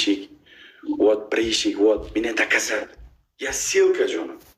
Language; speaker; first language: Russian; non-native, learner; Uzbek